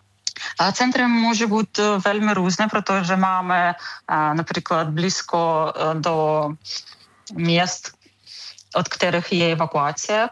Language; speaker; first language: Czech; non-native, learner; Ukrainian